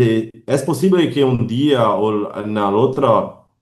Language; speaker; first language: Spanish; non-native, learner; Portuguese